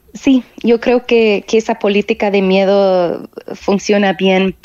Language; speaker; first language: Spanish; non-native, fluent; English